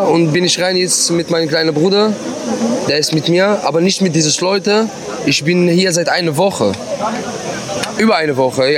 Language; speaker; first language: German; non-native, learner; Arabic